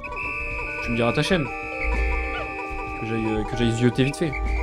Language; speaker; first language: French; native; French